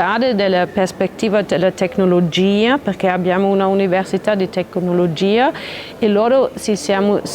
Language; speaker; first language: Italian; non-native, learner; German